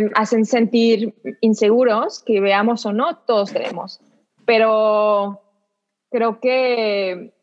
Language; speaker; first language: Spanish; non-native, fluent; French